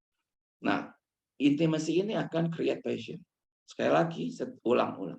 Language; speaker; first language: Indonesian; native; Indonesian